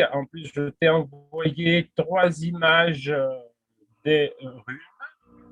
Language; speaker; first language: French; non-native, fluent; Russian